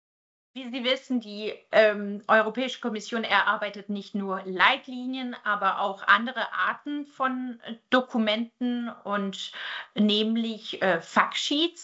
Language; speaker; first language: German; native; German